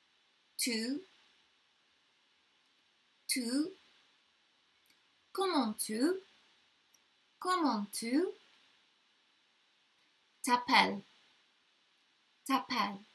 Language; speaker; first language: French; non-native, learner; English